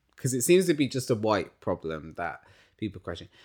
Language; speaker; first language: English; native; English